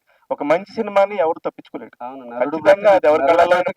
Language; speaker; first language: Telugu; native; Telugu